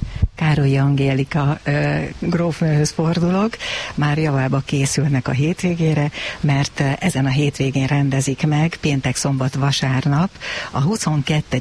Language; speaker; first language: Hungarian; native; Hungarian